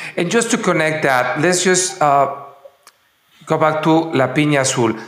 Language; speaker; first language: English; non-native, fluent; Spanish